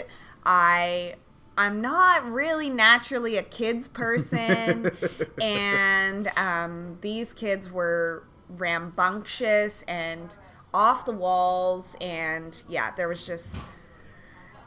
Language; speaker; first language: English; native; English